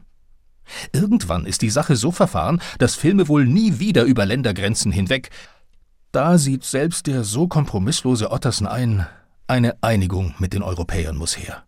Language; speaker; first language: German; native; German